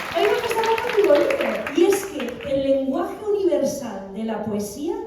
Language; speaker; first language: Spanish; non-native, local second language; Catalan